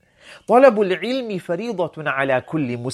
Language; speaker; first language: Arabic; non-native, fluent; English